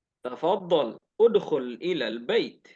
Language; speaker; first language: Arabic; non-native, fluent; Indonesian